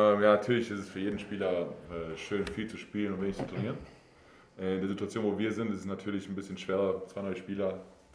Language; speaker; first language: German; native; German